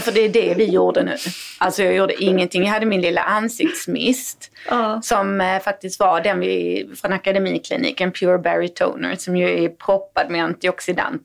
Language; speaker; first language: Swedish; native; Swedish